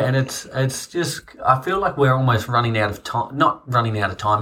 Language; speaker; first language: English; native; English